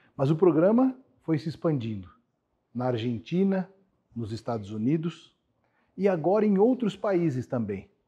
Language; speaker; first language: Portuguese; native; Portuguese